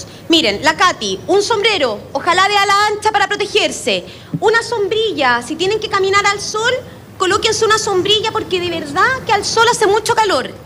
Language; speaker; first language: Spanish; native; Spanish